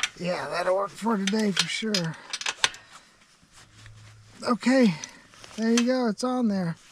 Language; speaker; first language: English; native; English